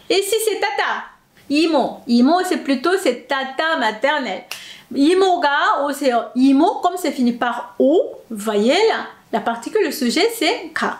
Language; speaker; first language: French; non-native, fluent; Korean